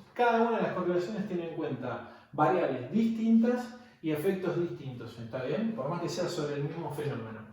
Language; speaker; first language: Spanish; native; Spanish